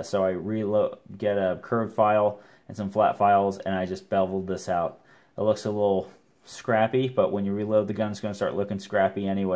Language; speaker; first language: English; native; English